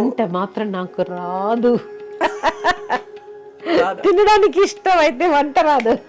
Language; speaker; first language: Telugu; non-native, learner; Malayalam